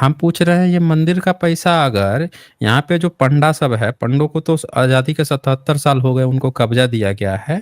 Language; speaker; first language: Hindi; native; Hindi